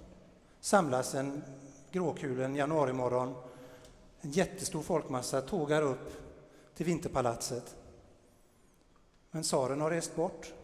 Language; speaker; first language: Swedish; native; Swedish